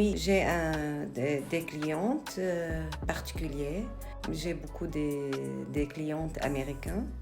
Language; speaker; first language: French; non-native, learner; Arabic